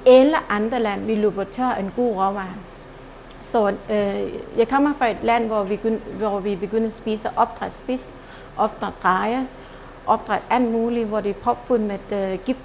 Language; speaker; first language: Danish; non-native, fluent; Thai